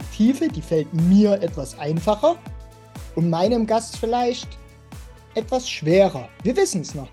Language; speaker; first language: German; native; German